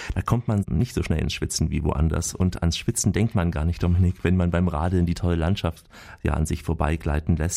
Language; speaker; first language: German; native; German